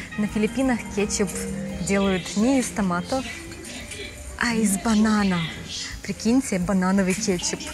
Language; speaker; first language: Russian; native; Russian